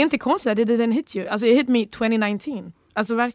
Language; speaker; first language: Swedish; early bilingual, other home language; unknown